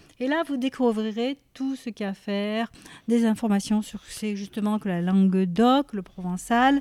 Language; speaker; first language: French; native; French